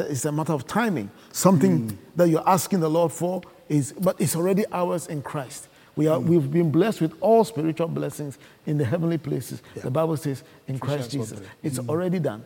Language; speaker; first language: English; non-native, local second language; Akan